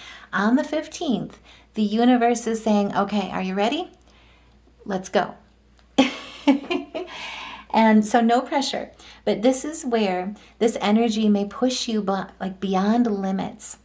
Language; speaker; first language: English; native; English